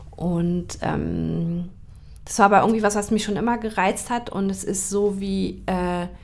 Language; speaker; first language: German; native; German